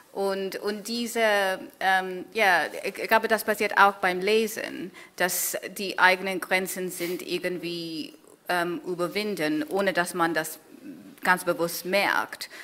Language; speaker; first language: German; non-native, fluent; English